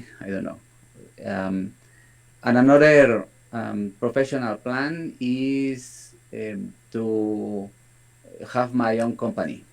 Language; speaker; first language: English; non-native, learner; Spanish